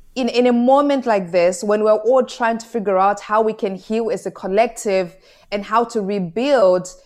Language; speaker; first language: English; non-native, local second language; Shona